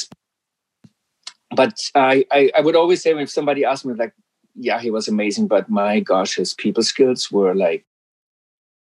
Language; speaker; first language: English; non-native, fluent; German